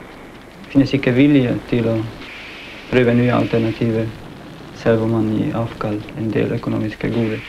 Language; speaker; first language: Norwegian; non-native, fluent; Hungarian